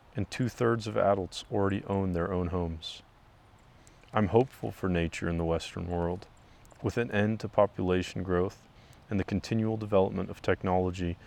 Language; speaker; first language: English; native; English